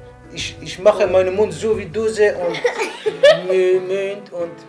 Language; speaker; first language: German; non-native, learner; Kurdish